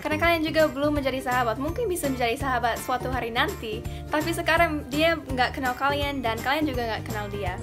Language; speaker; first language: Indonesian; non-native, fluent; English